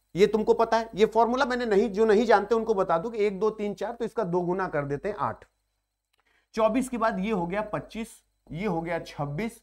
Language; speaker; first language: Hindi; native; Hindi